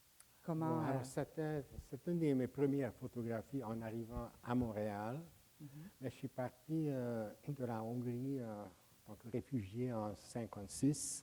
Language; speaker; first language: French; non-native, fluent; Hungarian